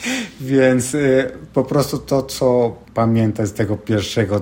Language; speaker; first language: Polish; non-native, fluent; Spanish